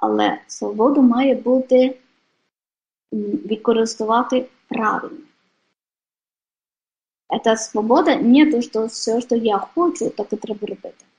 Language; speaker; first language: Ukrainian; non-native, fluent; Polish